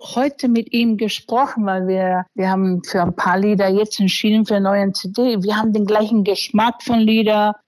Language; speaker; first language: German; early bilingual, other home language; Spanish